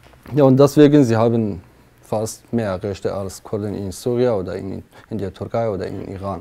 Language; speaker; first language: German; non-native, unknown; Kurdish